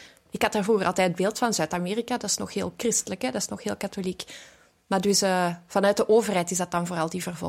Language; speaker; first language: Dutch; native; Dutch